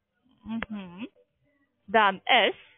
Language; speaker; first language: German; non-native, learner; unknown